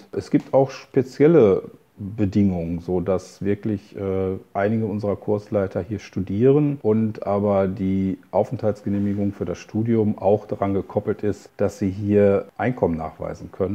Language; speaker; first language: German; native; German